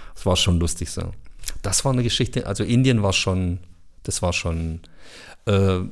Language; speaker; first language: German; early bilingual, other home language; Bosnian